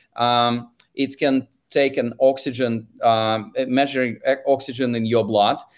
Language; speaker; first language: English; non-native, fluent; Russian